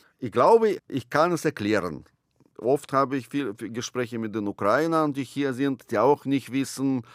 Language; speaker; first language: German; non-native, fluent; Russian